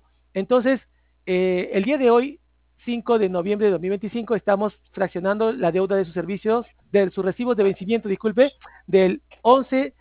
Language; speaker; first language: Spanish; native; Spanish